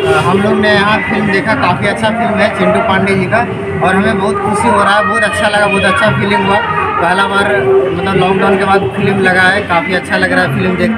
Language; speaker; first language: Hindi; non-native, local second language; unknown